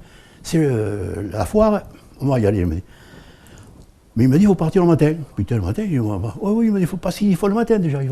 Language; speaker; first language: French; native; French